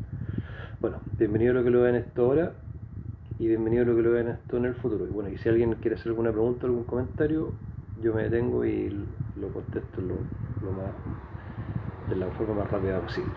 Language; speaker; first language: Spanish; native; Spanish